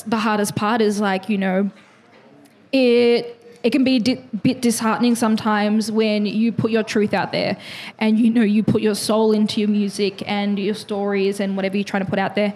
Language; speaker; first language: English; native; English